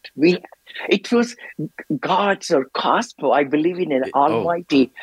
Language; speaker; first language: English; non-native, local second language; Hindi